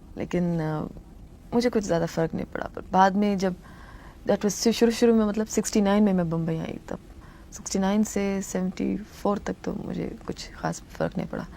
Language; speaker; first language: Hindi; non-native, local second language; Tamil